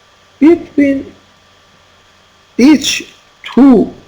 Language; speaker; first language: English; non-native, fluent; Persian